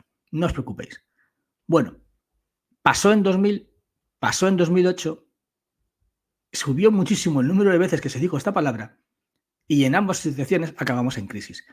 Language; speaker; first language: Spanish; native; Spanish